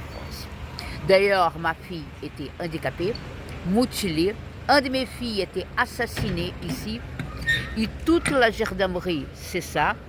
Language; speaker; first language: French; non-native, fluent; Portuguese